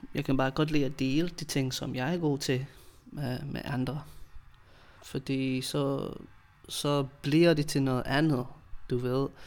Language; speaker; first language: Danish; non-native, fluent; English